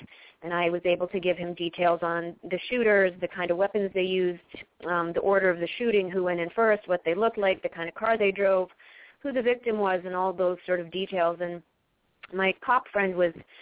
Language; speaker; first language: English; native; English